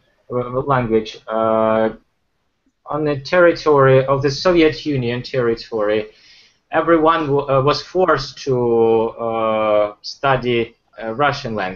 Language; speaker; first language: English; non-native, fluent; Ukrainian